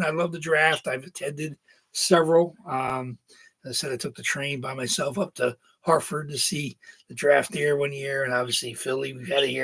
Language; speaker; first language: English; native; English